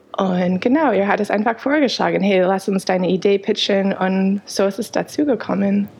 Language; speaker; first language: German; non-native, fluent; English